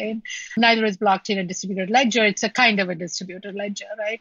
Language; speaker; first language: English; non-native, local second language; Malayalam